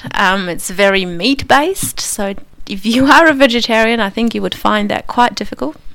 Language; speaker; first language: English; non-native, fluent; Polish